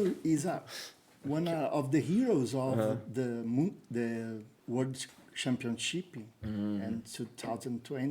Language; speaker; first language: English; non-native, learner; Portuguese